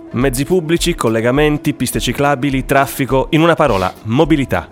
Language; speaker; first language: Italian; native; Italian